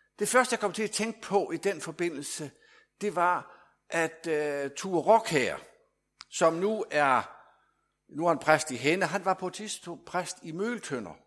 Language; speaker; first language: Danish; native; Danish